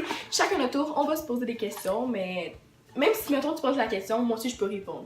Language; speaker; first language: French; native; French